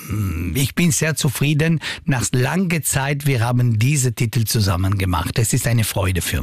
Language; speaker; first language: German; non-native, local second language; Italian